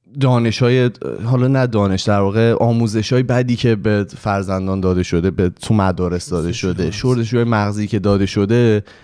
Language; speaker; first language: Persian; native; Persian